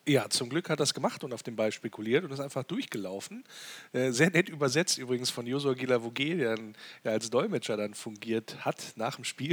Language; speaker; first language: German; native; German